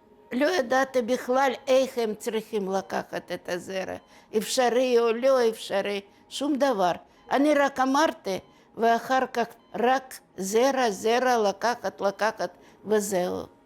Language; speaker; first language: Hebrew; non-native, learner; Russian